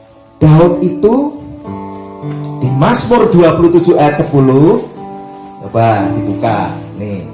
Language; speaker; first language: Indonesian; native; Indonesian